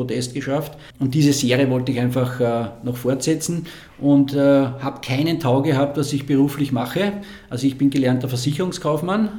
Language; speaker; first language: German; native; German